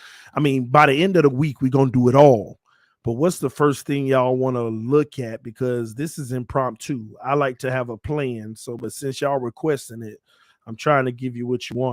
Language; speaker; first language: English; native; English